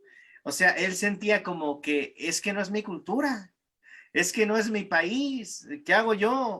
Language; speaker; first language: Spanish; native; Spanish